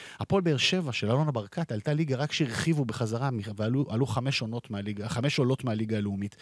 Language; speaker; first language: Hebrew; native; Hebrew